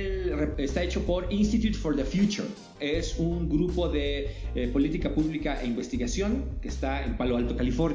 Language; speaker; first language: Spanish; native; Spanish